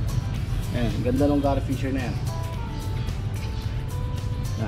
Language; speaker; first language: Filipino; native; Filipino